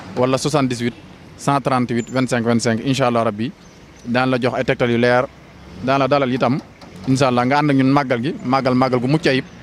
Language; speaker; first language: Wolof; native; Wolof